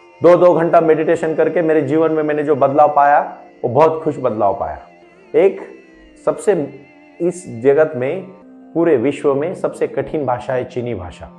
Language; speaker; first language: Hindi; non-native, local second language; Marathi